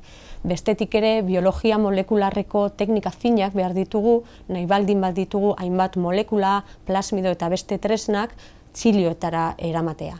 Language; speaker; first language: Basque; non-native, local second language; Spanish